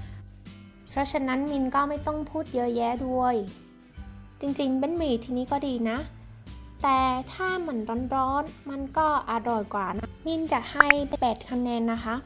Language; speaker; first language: Thai; non-native, fluent; Vietnamese